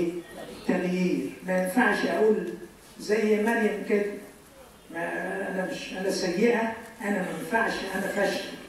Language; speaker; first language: Arabic; native; Arabic